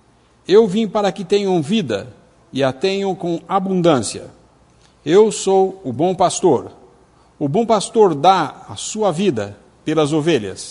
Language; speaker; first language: Portuguese; native; Portuguese